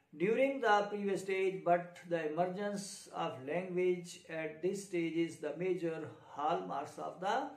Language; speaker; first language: English; non-native, local second language; Urdu